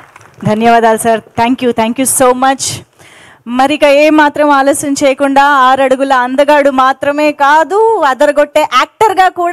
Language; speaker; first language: Telugu; native; Telugu